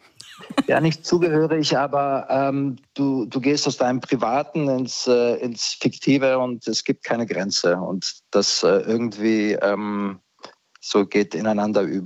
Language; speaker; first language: German; early bilingual, other home language; Croatian